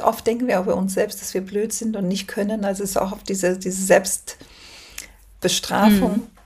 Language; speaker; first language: German; non-native, fluent; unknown